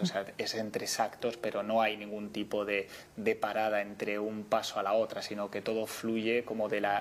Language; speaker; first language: Spanish; native; Spanish